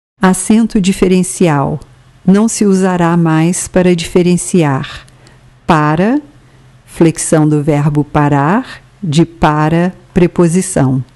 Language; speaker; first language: Portuguese; native; Portuguese